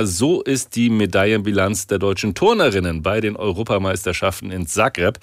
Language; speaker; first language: German; native; German